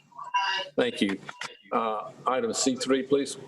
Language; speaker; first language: English; native; English